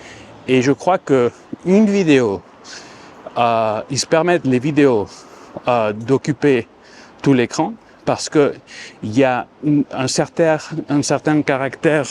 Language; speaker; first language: French; non-native, fluent; Spanish